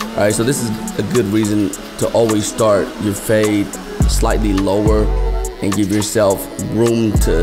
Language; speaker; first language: English; native; English